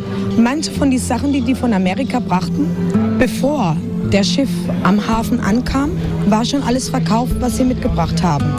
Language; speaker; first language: German; non-native, fluent; Spanish